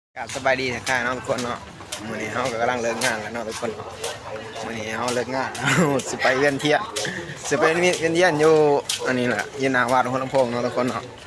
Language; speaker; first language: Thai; non-native, local second language; Lao